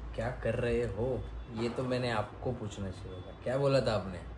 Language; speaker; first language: Hindi; non-native, local second language; Marathi